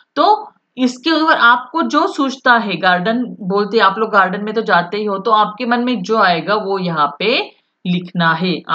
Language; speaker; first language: Hindi; non-native, local second language; Marathi